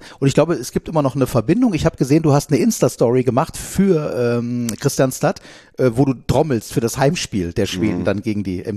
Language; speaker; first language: German; native; German